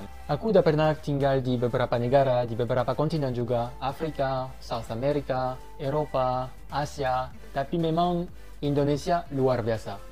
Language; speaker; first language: Indonesian; non-native, fluent; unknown